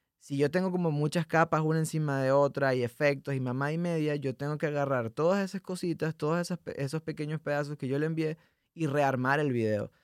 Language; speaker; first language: Spanish; native; Spanish